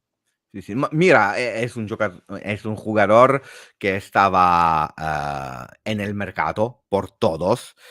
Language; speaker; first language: Spanish; non-native, fluent; Italian